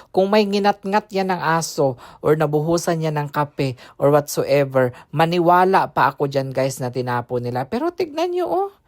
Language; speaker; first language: Filipino; non-native, local second language; Cebuano